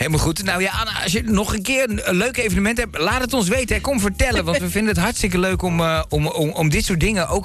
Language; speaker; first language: Dutch; native; Dutch